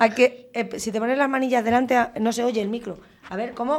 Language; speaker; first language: Spanish; native; Spanish